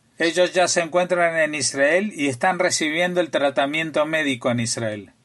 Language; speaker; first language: Spanish; native; Spanish